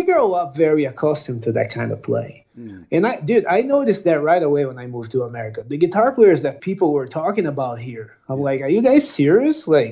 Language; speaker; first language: English; non-native, fluent; Portuguese